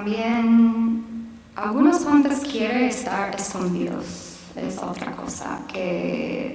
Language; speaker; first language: Spanish; non-native, fluent; English